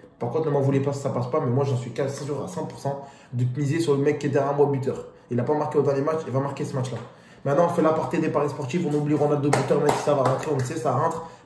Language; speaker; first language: French; native; French